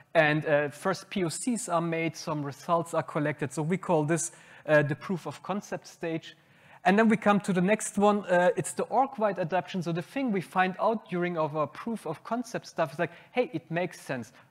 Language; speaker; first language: English; non-native, fluent; German